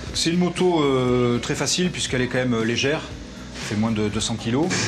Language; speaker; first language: French; native; French